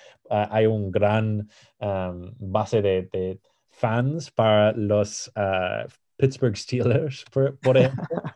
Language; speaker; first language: Spanish; non-native, fluent; English